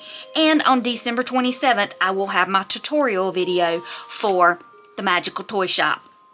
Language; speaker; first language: English; native; English